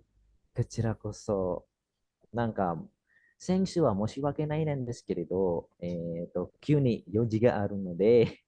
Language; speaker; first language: Japanese; non-native, fluent; Indonesian